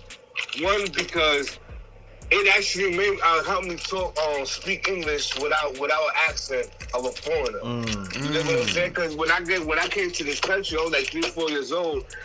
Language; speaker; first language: English; early bilingual, other home language; Spanish